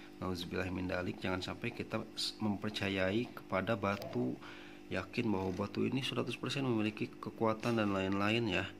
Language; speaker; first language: Indonesian; non-native, local second language; Sundanese